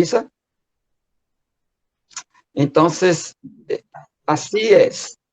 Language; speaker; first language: Spanish; non-native, fluent; Portuguese